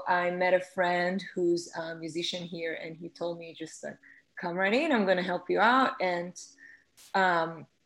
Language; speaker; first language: English; non-native, fluent; Hebrew